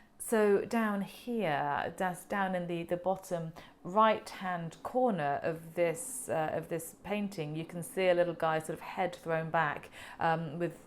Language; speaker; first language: English; native; English